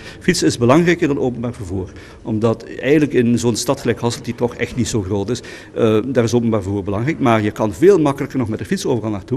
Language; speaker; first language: Dutch; native; Dutch